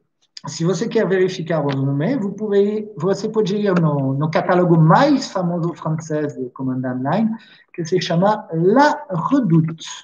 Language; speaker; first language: Portuguese; non-native, fluent; French